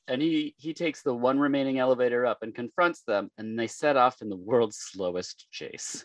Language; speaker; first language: English; native; English